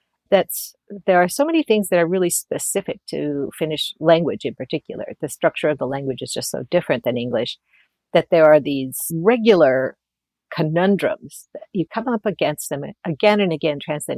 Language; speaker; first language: English; native; English